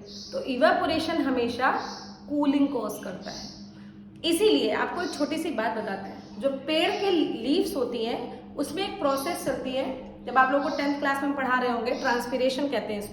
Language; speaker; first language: Hindi; native; Hindi